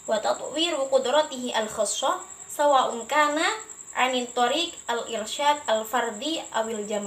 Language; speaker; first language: Arabic; non-native, learner; Indonesian